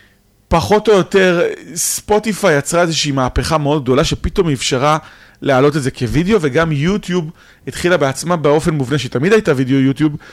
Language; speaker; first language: Hebrew; native; Hebrew